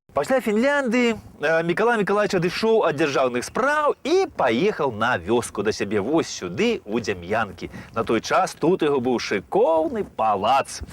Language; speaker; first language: Belarusian; native; Belarusian